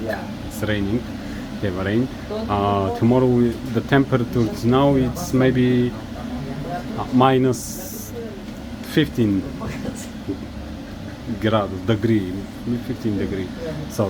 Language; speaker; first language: English; non-native, learner; Bulgarian